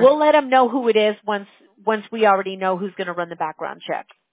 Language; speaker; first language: English; early bilingual, other home language; Spanish